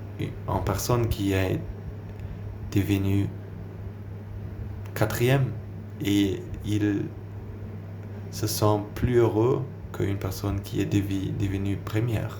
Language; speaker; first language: French; non-native, learner; German